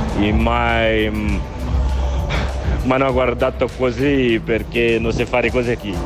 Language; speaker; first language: Italian; non-native, learner; Portuguese